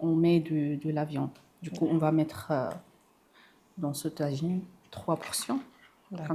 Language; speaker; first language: French; non-native, local second language; Arabic